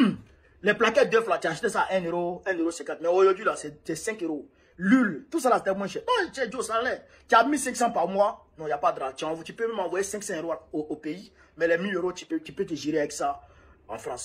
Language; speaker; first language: French; non-native, local second language; Bambara